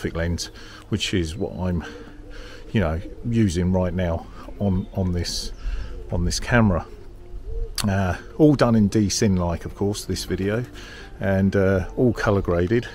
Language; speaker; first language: English; native; English